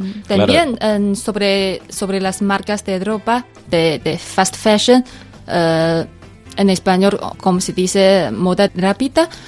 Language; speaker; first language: Spanish; non-native, fluent; Chinese